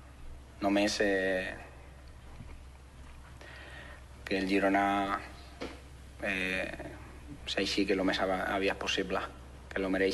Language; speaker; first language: Catalan; non-native, local second language; Spanish